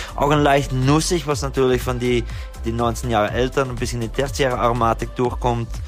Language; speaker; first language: German; non-native, fluent; Dutch